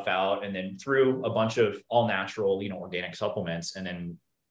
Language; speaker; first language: English; native; English